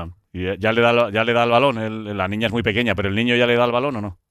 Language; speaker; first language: Spanish; native; Spanish